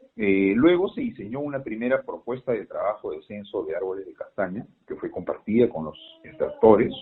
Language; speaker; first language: Spanish; native; Spanish